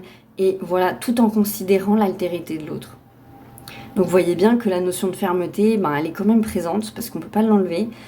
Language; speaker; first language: French; native; French